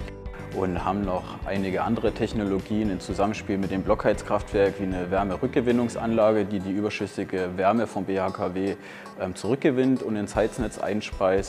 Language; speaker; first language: German; native; German